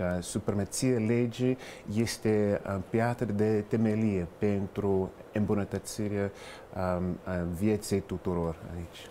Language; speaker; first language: Romanian; non-native, fluent; English